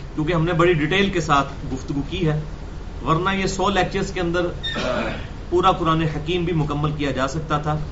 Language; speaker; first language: Urdu; non-native, local second language; Punjabi